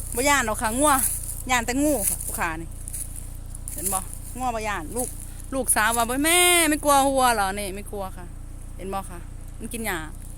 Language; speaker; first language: Thai; native; Thai